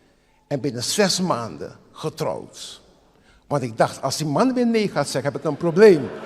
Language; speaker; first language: Dutch; non-native, local second language; Papiamento